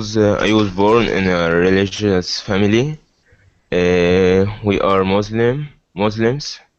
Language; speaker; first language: English; non-native, learner; Arabic